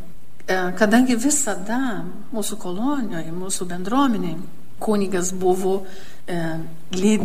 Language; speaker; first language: Lithuanian; early bilingual, heritage; Lithuanian